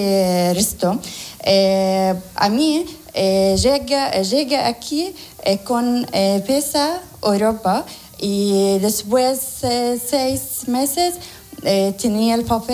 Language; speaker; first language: Spanish; non-native, learner; Arabic